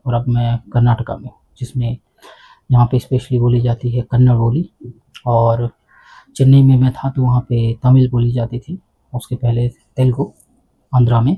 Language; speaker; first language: Hindi; native; Hindi